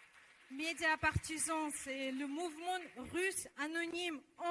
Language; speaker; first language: French; non-native, learner; Russian